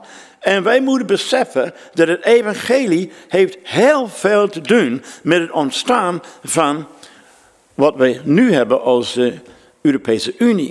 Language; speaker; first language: Dutch; non-native, fluent; English